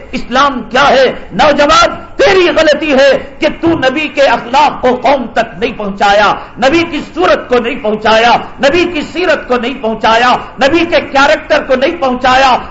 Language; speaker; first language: Urdu; native; Urdu